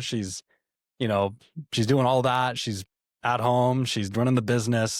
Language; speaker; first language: English; native; English